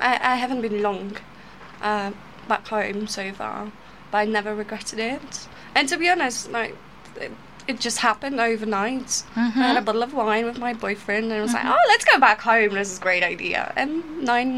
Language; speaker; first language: English; non-native, fluent; Polish